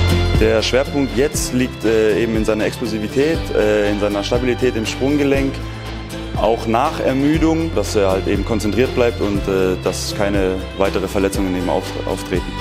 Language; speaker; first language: German; native; German